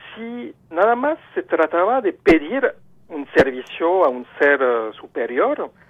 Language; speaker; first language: Spanish; non-native, fluent; French